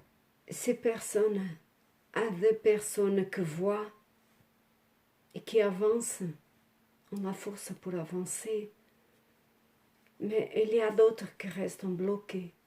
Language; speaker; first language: French; non-native, learner; Portuguese